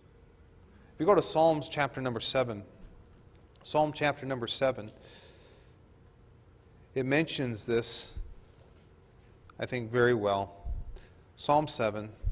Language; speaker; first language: English; native; English